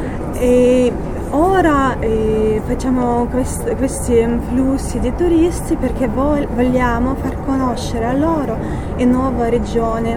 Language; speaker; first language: Italian; non-native, fluent; Russian